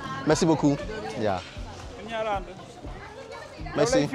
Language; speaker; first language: French; non-native, learner; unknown